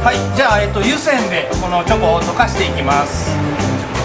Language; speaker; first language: Japanese; native; Japanese